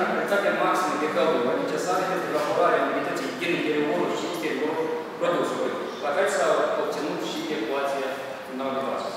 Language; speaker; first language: Romanian; native; Romanian